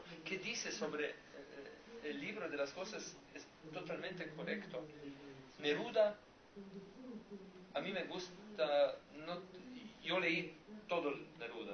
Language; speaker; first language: Spanish; non-native, learner; Slovenian